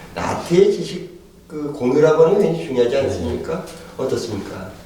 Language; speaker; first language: Korean; native; Korean